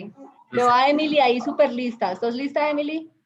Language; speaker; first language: Spanish; native; Spanish